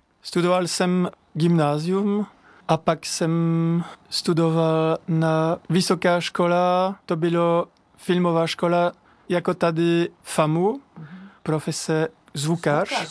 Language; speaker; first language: Czech; non-native, learner; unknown